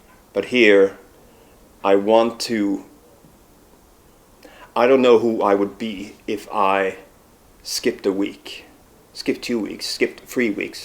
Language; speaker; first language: English; non-native, fluent; Swedish